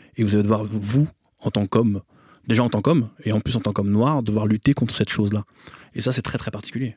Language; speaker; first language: French; native; French